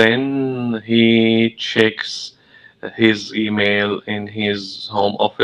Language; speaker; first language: English; non-native, learner; Arabic